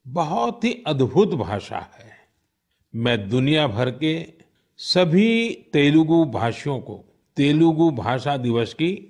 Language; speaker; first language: Hindi; non-native, local second language; Gujarati